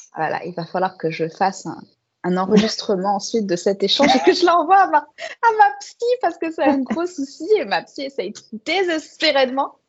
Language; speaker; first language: French; native; French